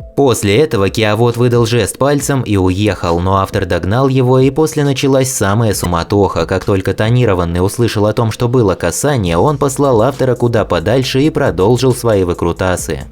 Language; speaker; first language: Russian; native; Russian